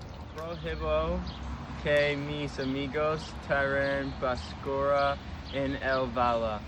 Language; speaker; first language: Spanish; non-native, learner; English